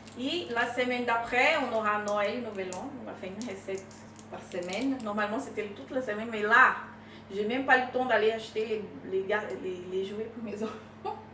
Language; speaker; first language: French; non-native, fluent; Portuguese